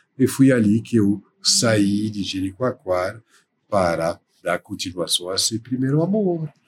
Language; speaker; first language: Portuguese; non-native, fluent; French